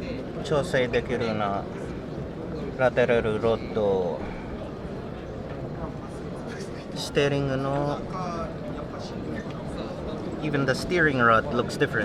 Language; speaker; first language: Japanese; non-native, learner; English